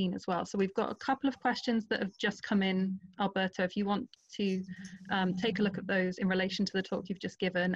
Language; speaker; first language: English; non-native, fluent; Portuguese